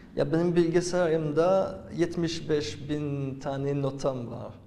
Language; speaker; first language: Turkish; non-native, fluent; French